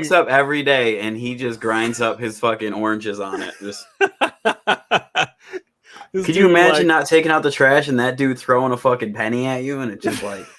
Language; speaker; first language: English; native; English